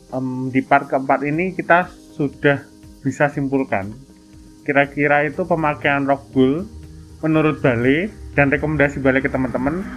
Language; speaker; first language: Indonesian; native; Indonesian